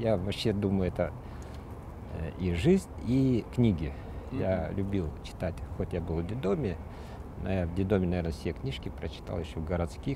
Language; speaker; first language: Russian; native; Russian